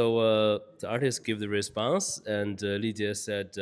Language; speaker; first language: English; non-native, fluent; Chinese